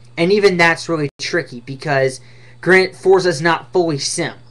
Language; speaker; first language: English; native; English